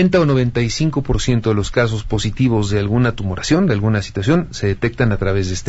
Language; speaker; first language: Spanish; native; Spanish